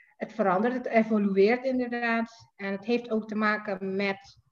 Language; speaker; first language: Dutch; non-native, fluent; Indonesian